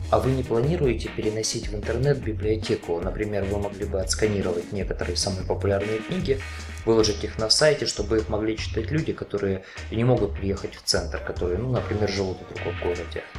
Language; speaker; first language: Russian; native; Russian